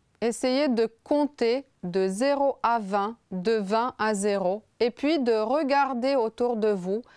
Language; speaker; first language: French; non-native, fluent; Romanian